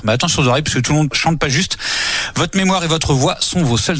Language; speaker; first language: French; native; French